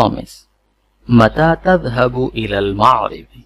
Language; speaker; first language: Arabic; non-native, fluent; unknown